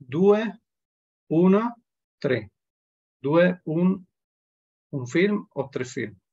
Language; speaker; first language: Italian; non-native, fluent; Spanish